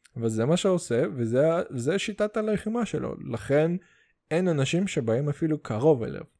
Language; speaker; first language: Hebrew; early bilingual, other home language; Russian